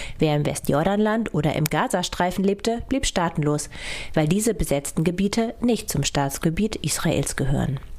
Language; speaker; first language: German; native; German